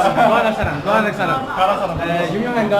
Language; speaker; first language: Korean; non-native, learner; English